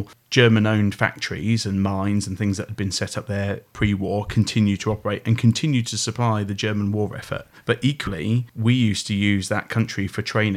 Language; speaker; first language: English; native; English